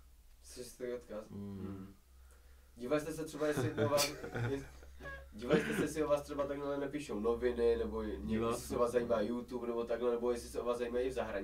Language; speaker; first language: Czech; native; Czech